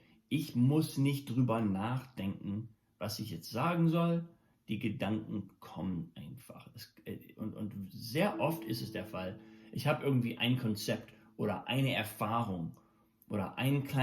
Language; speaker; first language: German; non-native, local second language; English